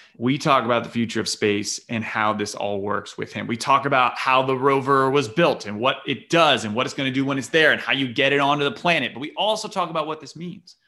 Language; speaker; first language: English; native; English